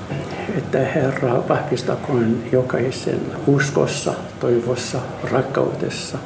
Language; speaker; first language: Finnish; non-native, learner; Arabic